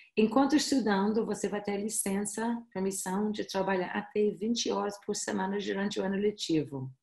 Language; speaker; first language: Portuguese; non-native, fluent; English